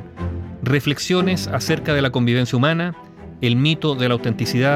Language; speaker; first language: Spanish; native; Spanish